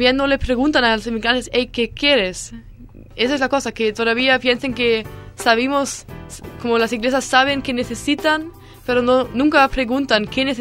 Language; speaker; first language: Spanish; non-native, learner; German